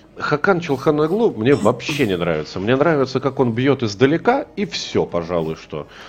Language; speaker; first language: Russian; native; Russian